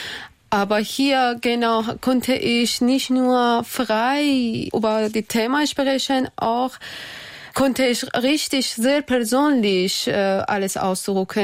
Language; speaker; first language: German; non-native, learner; Persian